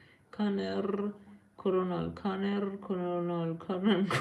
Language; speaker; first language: English; non-native, learner; Persian